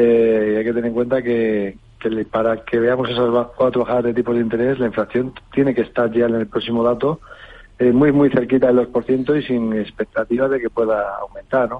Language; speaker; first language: Spanish; native; Spanish